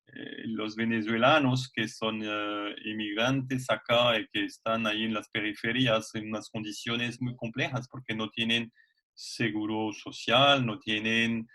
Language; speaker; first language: Spanish; non-native, fluent; French